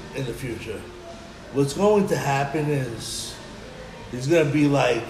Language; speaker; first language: English; native; English